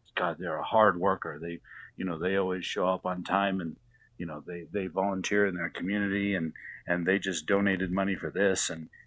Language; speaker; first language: English; native; English